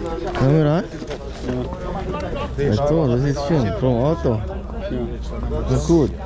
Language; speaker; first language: German; non-native, learner; Filipino